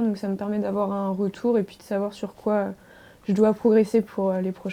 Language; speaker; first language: French; native; French